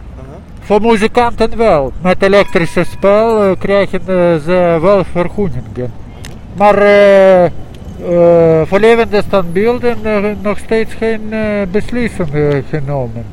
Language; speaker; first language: Dutch; non-native, learner; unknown